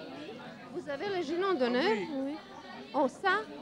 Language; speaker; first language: French; non-native, learner; Serbian